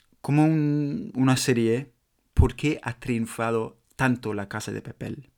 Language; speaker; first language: Spanish; non-native, learner; English